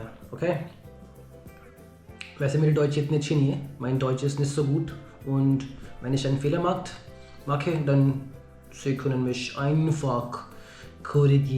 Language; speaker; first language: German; non-native, learner; Hindi